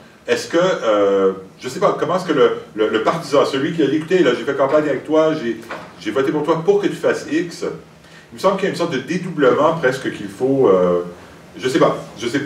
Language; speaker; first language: French; native; French